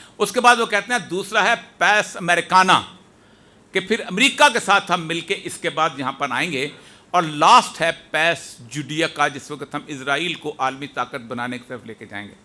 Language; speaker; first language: Urdu; non-native, local second language; Punjabi